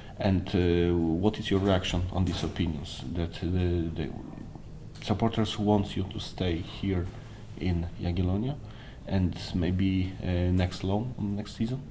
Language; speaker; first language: English; non-native, learner; Polish